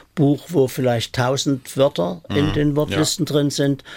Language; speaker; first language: German; native; German